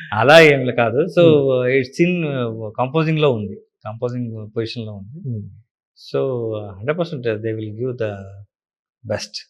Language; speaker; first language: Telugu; non-native, learner; Kannada